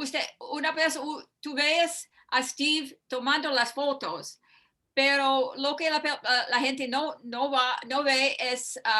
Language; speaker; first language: Spanish; non-native, fluent; English